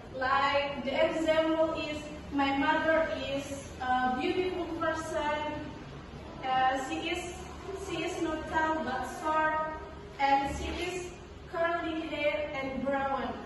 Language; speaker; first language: English; non-native, learner; Indonesian